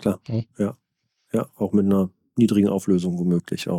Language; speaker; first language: German; native; German